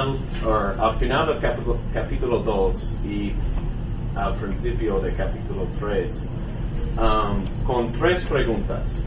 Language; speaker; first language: Spanish; non-native, learner; English